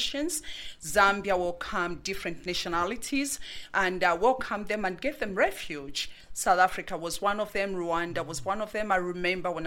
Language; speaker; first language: English; non-native, local second language; Bemba